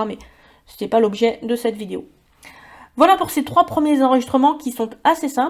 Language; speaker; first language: French; native; French